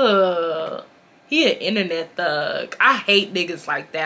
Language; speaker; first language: English; native; English